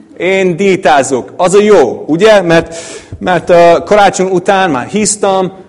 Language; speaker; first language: Hungarian; non-native, fluent; English